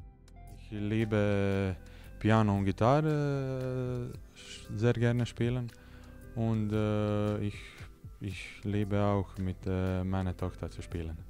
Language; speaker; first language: German; non-native, learner; Croatian